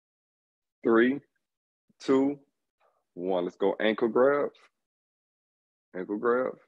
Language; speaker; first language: English; native; English